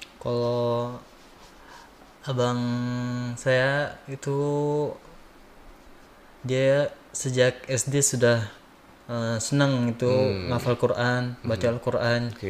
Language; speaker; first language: Indonesian; native; Indonesian